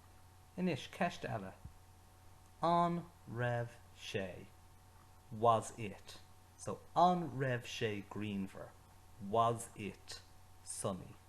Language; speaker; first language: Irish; non-native, local second language; English